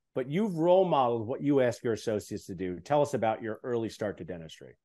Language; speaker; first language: English; native; English